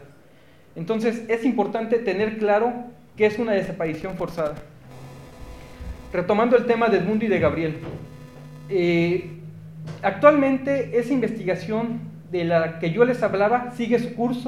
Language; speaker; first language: Spanish; native; Spanish